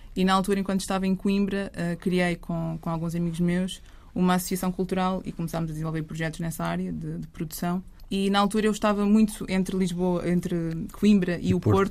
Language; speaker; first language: Portuguese; native; Portuguese